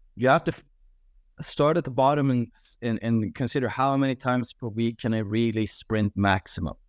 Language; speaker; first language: English; non-native, fluent; Swedish